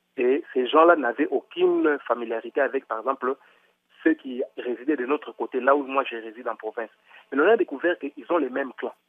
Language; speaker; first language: French; non-native, local second language; Kongo